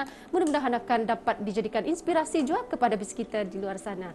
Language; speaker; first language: Malay; native; Malay